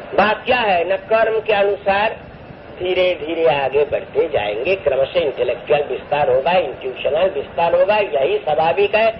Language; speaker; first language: Hindi; non-native, local second language; Bangla